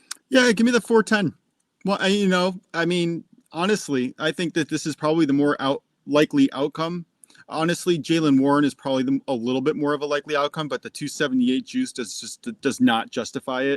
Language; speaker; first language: English; native; English